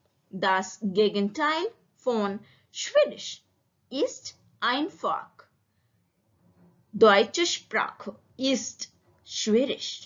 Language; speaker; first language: German; non-native, learner; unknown